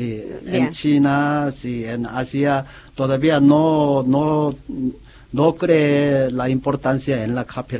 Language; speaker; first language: Spanish; non-native, learner; Korean